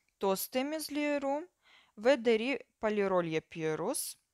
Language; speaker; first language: Turkish; non-native, fluent; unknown